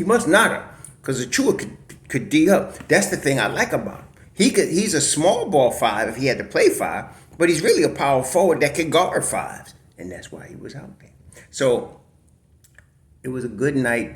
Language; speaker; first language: English; native; English